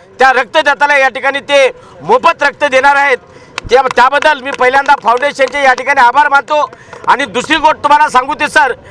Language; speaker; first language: Marathi; native; Marathi